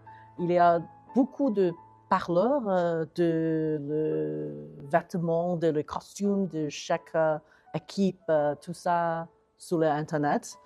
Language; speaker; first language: French; non-native, learner; Chinese